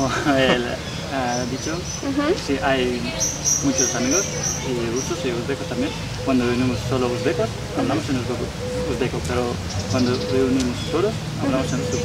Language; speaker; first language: Spanish; non-native, learner; Uzbek